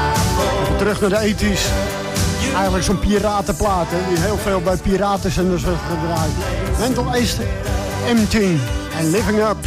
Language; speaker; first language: Dutch; native; Dutch